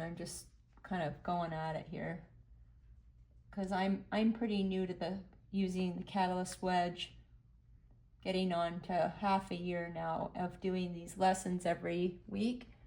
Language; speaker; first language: English; native; English